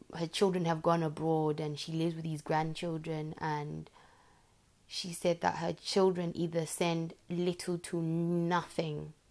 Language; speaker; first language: English; non-native, local second language; Shona